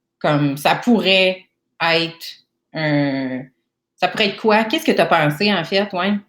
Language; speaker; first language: French; native; French